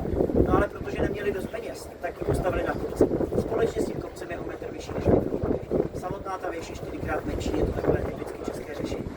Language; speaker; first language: Czech; native; Czech